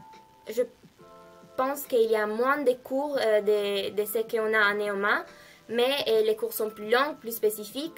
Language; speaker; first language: French; non-native, fluent; Italian